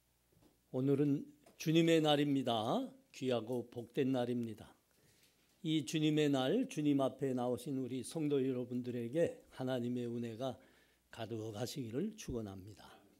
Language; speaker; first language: Korean; native; Korean